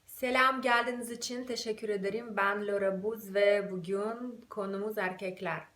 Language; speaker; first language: Turkish; non-native, fluent; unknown